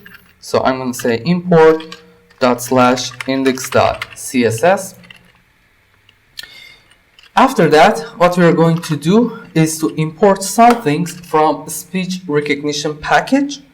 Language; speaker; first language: English; non-native, fluent; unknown